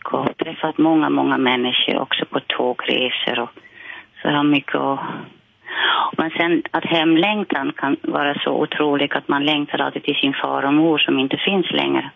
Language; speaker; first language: Swedish; non-native, fluent; Dutch